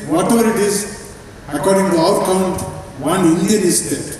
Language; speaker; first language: English; non-native, local second language; Malayalam